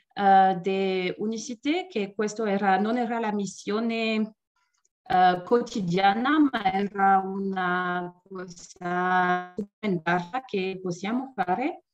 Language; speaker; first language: Italian; non-native, learner; French